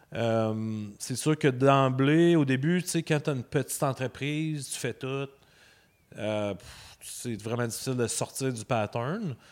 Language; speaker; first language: French; native; French